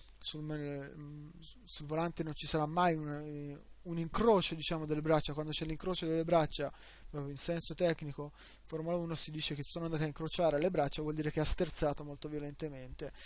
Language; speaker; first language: Italian; native; Italian